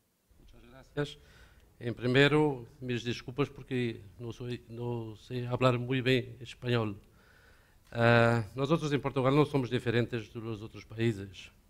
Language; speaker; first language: Spanish; non-native, learner; Portuguese